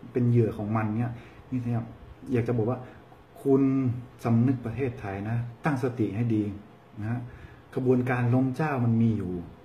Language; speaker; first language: Thai; early bilingual, heritage; Thai